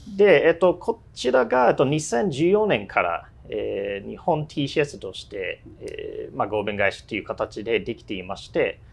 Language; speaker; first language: Japanese; non-native, fluent; English